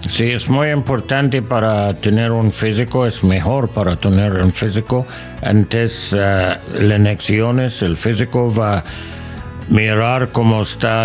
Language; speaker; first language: Spanish; non-native, learner; English